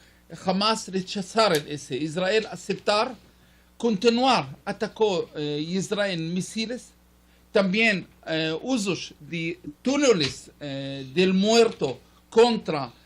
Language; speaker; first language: Spanish; non-native, learner; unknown